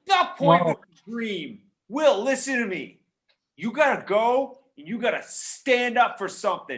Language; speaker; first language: English; native; English